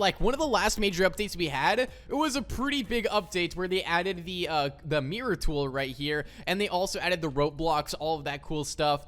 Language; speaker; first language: English; native; English